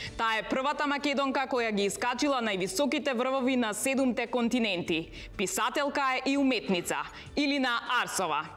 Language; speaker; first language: Macedonian; native; Macedonian